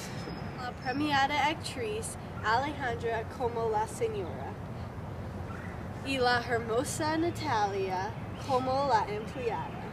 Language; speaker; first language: Spanish; non-native, learner; English